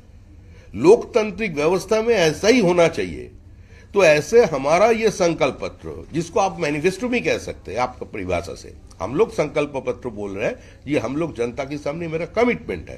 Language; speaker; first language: Hindi; non-native, local second language; Bangla